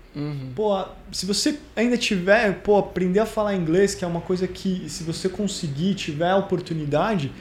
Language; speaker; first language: Portuguese; native; Portuguese